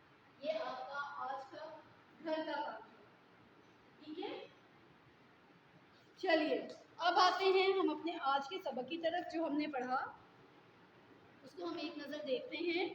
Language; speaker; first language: Urdu; native; Urdu